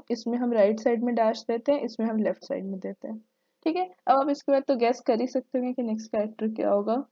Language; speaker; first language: Hindi; native; Hindi